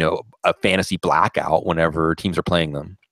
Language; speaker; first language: English; native; English